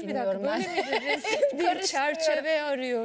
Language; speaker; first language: Turkish; native; Turkish